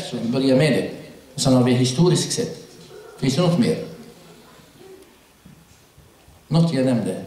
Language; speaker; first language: Swedish; non-native, fluent; Arabic